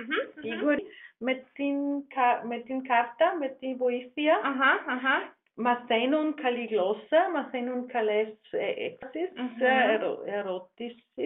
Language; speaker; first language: Greek; non-native, learner; German